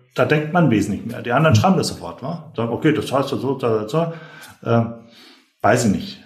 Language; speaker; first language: German; native; German